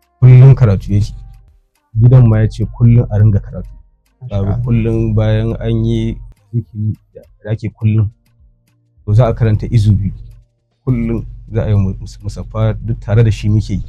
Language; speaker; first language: Hausa; native; Hausa